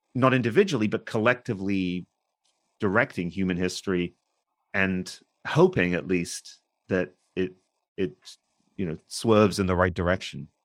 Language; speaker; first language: English; native; English